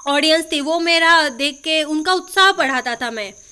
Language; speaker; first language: Hindi; non-native, local second language; Marathi